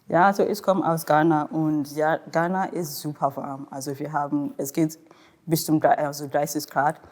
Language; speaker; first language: German; non-native, learner; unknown